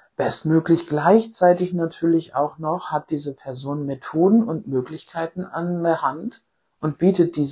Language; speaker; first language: German; native; German